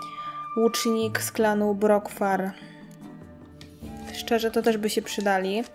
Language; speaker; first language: Polish; native; Polish